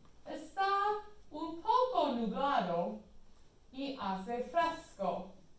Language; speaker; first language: Spanish; non-native, fluent; English